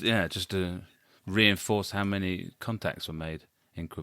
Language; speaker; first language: English; native; English